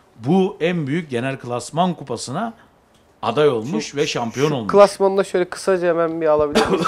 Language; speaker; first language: Turkish; native; Turkish